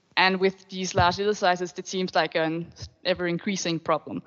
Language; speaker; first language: English; non-native, fluent; Danish